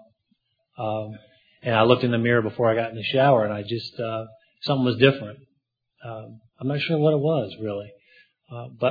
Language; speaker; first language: English; native; English